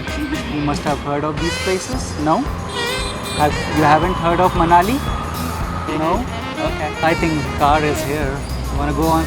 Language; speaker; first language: English; non-native, local second language; Hindi